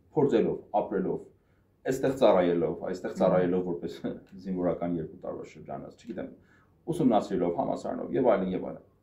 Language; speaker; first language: Armenian; native; Armenian